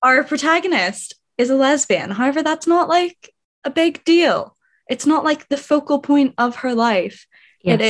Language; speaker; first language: English; native; English